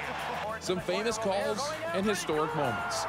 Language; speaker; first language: English; native; English